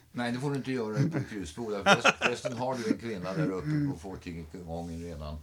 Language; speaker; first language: Swedish; native; Swedish